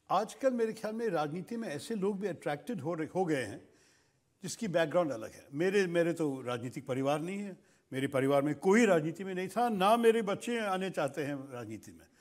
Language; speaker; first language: Hindi; non-native, local second language; Malayalam